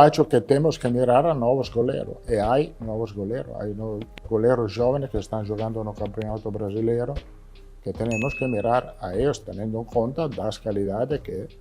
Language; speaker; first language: Portuguese; non-native, learner; Italian